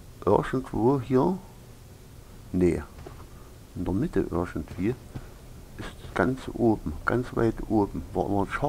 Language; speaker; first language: German; native; German